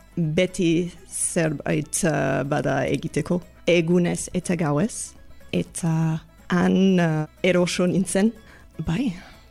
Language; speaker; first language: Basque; non-native, learner; English